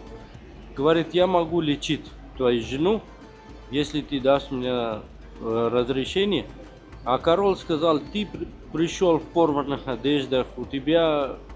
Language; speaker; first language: Russian; non-native, fluent; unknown